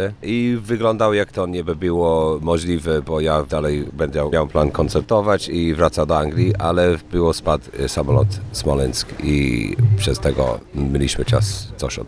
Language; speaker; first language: Polish; non-native, learner; English